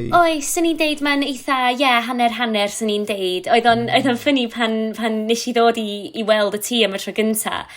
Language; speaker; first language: Welsh; non-native, local second language; English